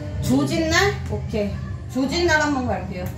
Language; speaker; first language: Korean; native; Korean